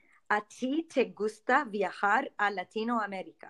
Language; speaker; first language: Spanish; non-native, fluent; English